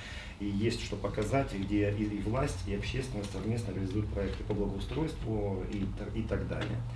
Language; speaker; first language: Russian; native; Russian